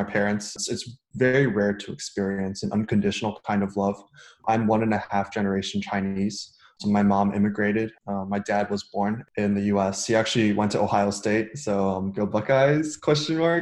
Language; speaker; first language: English; native; English